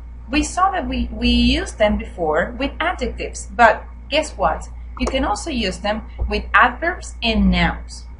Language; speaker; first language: English; non-native, fluent; Spanish